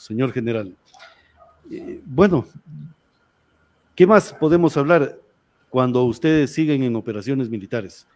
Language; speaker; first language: Spanish; native; Spanish